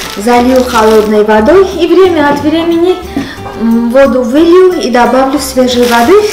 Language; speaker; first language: Russian; non-native, local second language; Armenian